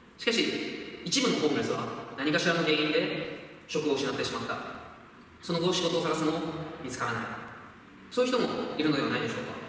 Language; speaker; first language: Japanese; native; Japanese